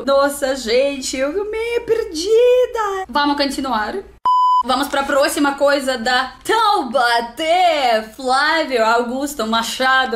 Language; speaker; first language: Portuguese; non-native, learner; Russian